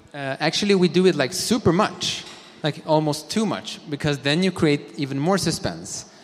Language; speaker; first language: English; non-native, fluent; Swedish